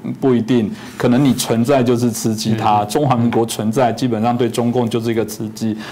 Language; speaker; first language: Chinese; native; Chinese